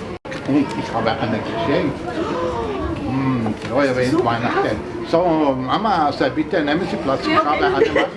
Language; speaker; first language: German; non-native, learner; Finnish